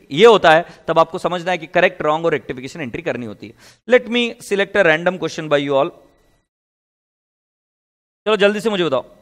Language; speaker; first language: Hindi; native; Hindi